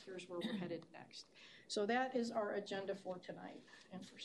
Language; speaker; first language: English; native; English